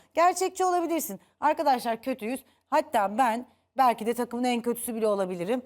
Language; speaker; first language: Turkish; native; Turkish